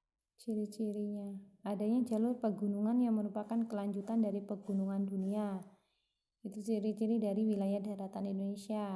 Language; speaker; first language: Indonesian; native; Indonesian